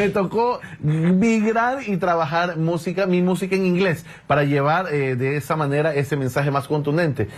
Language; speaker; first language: Spanish; native; Spanish